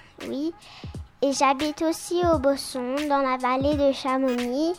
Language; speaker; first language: French; early bilingual, other home language; English